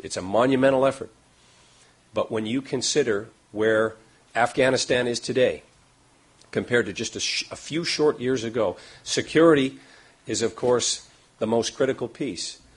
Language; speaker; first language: English; native; English